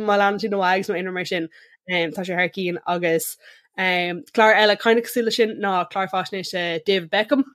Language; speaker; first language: Irish; non-native, local second language; English